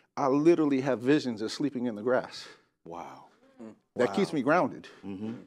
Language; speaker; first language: English; native; English